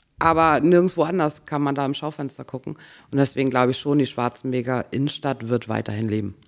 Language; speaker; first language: German; native; German